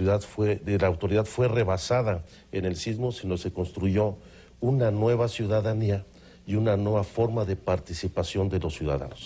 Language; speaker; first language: Spanish; native; Spanish